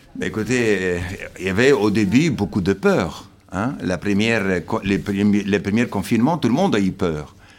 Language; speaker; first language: French; non-native, fluent; Slovenian